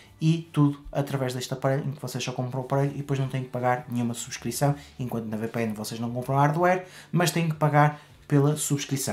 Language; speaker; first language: Portuguese; native; Portuguese